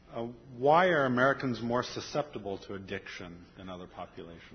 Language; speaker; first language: English; native; English